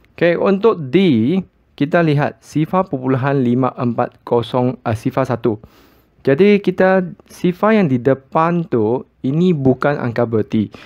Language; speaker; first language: Malay; non-native, local second language; Chinese